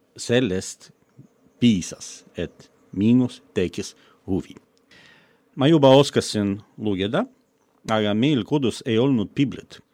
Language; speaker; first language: Estonian; non-native, fluent; Russian